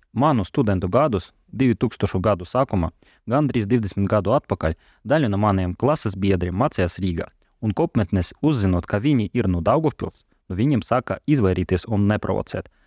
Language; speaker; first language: Latvian; non-native, local second language; Russian